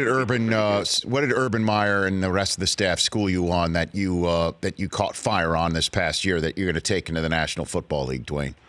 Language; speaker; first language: English; native; English